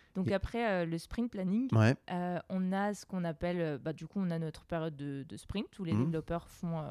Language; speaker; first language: French; native; French